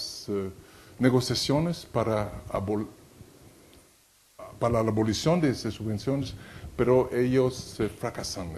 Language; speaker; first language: Spanish; non-native, fluent; French